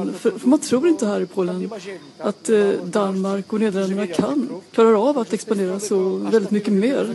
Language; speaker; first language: Swedish; native; Swedish